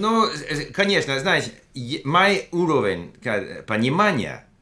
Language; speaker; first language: Russian; non-native, fluent; English